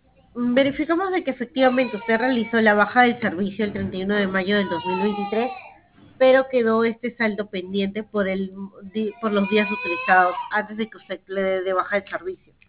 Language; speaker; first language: Spanish; native; Spanish